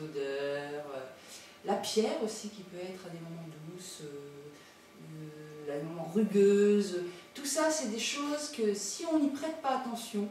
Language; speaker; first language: French; native; French